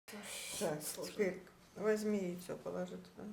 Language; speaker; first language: Russian; non-native, local second language; Azerbaijani